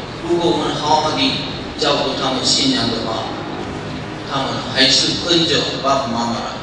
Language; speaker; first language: Chinese; non-native, learner; Korean